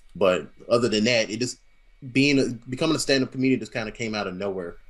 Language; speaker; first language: English; native; English